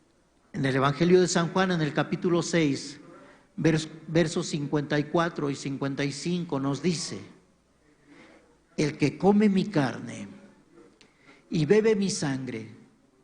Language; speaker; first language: Spanish; native; Spanish